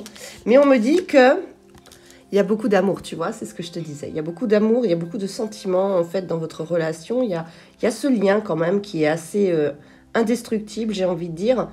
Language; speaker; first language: French; native; French